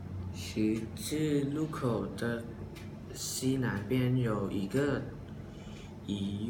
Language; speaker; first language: Chinese; non-native, learner; Thai